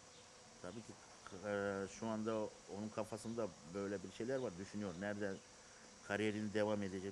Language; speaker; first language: Turkish; non-native, learner; Russian